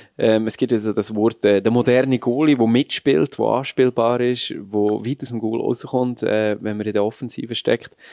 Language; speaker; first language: German; native; German